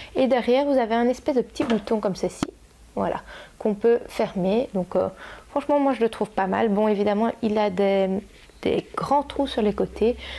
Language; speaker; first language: French; native; French